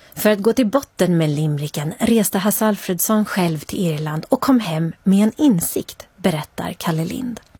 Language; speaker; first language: Swedish; native; Swedish